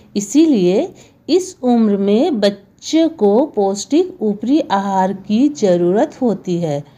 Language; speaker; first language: Hindi; non-native, local second language; Bangla